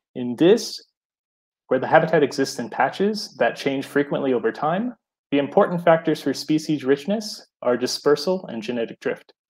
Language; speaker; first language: English; native; English